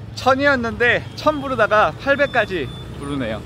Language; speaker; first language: Korean; native; Korean